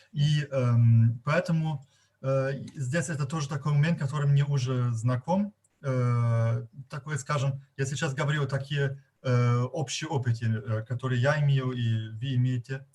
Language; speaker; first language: Russian; non-native, fluent; German